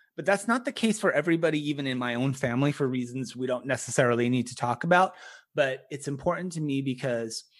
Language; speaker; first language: English; native; English